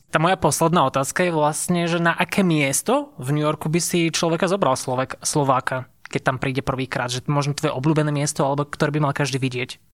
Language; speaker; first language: Slovak; native; Slovak